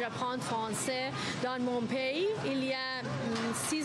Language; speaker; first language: French; non-native, learner; Persian